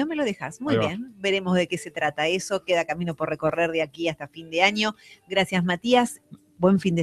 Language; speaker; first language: Spanish; native; Spanish